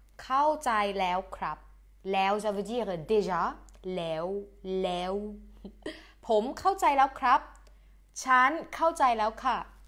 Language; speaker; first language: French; non-native, fluent; Thai